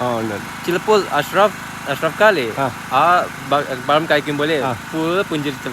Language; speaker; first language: Malayalam; non-native, learner; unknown